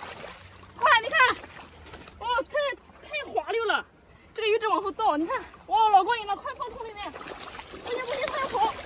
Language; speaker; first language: Chinese; native; Chinese